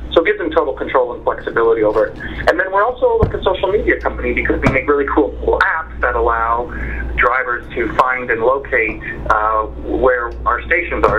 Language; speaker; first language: English; native; English